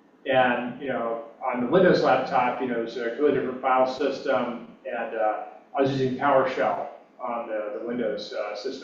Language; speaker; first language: English; native; English